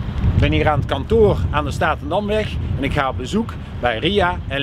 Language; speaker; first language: Dutch; native; Dutch